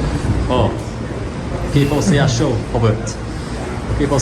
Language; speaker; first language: Portuguese; non-native, learner; English